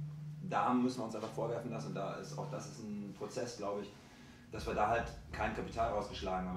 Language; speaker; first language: German; native; German